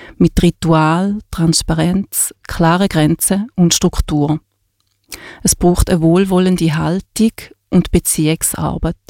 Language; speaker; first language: German; native; German